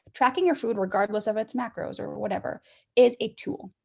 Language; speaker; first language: English; native; English